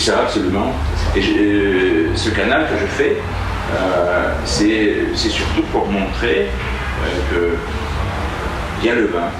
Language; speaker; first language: French; non-native, fluent; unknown